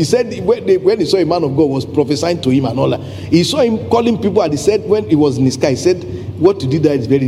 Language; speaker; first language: English; non-native, local second language; Yoruba